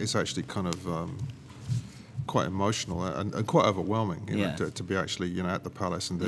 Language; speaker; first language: English; native; English